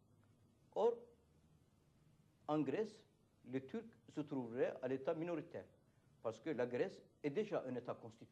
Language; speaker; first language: French; non-native, fluent; Turkish